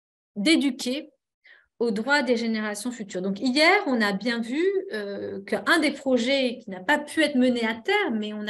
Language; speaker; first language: French; native; French